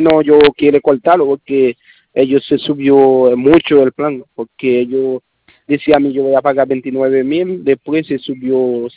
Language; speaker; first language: Spanish; non-native, learner; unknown